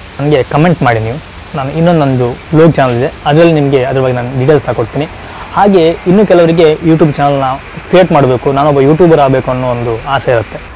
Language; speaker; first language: Kannada; non-native, local second language; Tulu